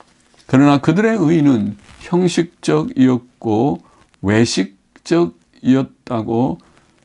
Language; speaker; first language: Korean; native; Korean